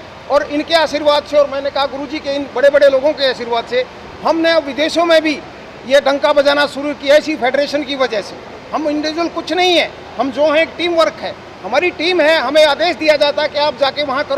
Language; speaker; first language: Hindi; native; Hindi